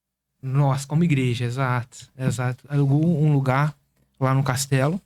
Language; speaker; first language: Portuguese; native; Portuguese